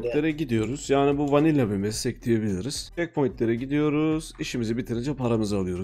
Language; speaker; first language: Turkish; native; Turkish